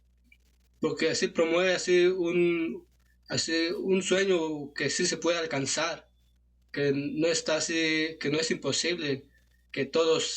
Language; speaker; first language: Spanish; non-native, local second language; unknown